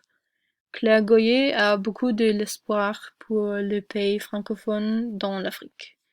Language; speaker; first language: French; non-native, learner; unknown